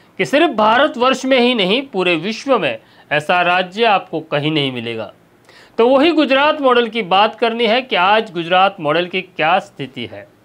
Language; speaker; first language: Hindi; non-native, local second language; Gujarati